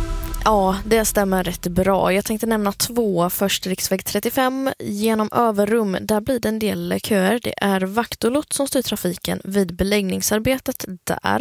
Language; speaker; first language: Swedish; native; Swedish